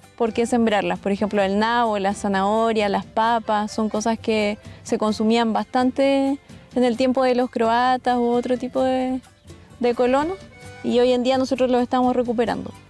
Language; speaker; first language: Spanish; native; Spanish